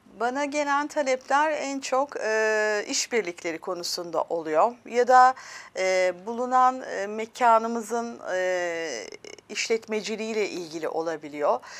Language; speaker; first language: Turkish; early bilingual, heritage; Turkish